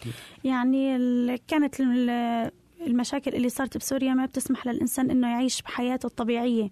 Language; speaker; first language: Arabic; native; Arabic